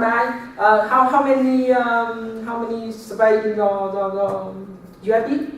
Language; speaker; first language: English; non-native, learner; Vietnamese